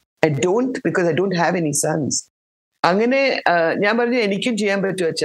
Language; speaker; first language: English; non-native, local second language; Malayalam